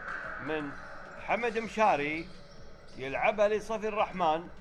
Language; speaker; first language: Arabic; native; Arabic